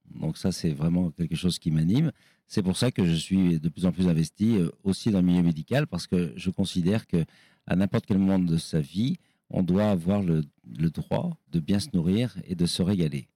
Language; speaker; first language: French; native; French